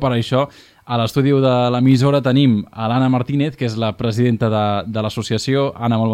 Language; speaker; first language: Catalan; native; Catalan